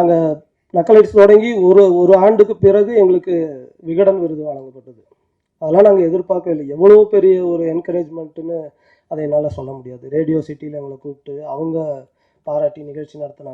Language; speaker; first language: Tamil; native; Tamil